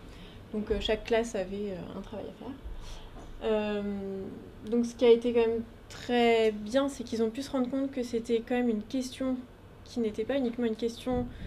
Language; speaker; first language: French; native; French